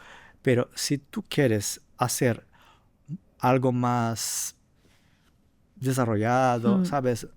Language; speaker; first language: Spanish; non-native, fluent; Portuguese